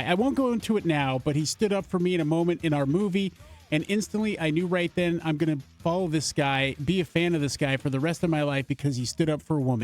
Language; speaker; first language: English; native; English